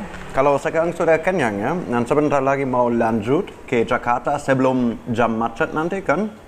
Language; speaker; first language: Indonesian; non-native, fluent; German